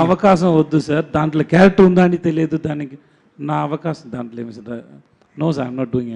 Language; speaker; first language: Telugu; non-native, learner; Tamil